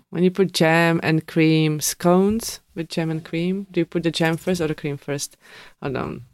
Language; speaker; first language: English; non-native, fluent; Czech